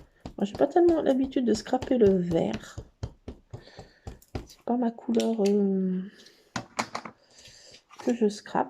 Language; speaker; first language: French; native; French